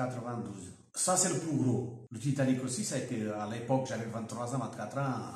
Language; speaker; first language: French; non-native, fluent; Portuguese